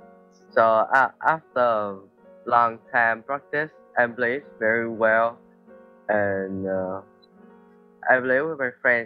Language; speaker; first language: English; non-native, learner; Vietnamese